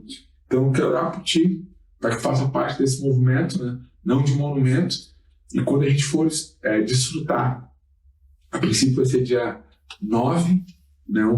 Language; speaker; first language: Portuguese; native; Portuguese